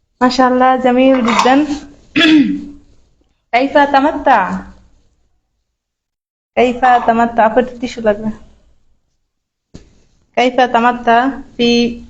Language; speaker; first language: Arabic; non-native, learner; Bangla